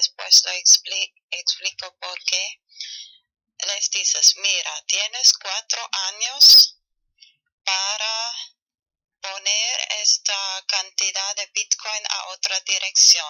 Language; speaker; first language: Spanish; non-native, fluent; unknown